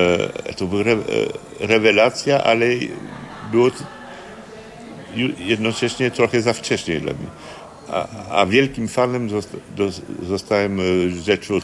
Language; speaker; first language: Polish; non-native, fluent; French